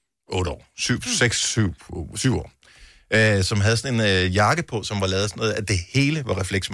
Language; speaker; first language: Danish; native; Danish